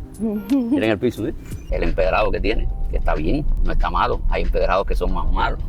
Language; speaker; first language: Spanish; native; Spanish